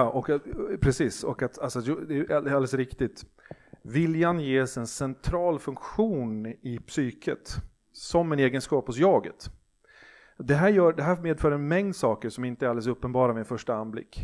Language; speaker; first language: Swedish; native; Swedish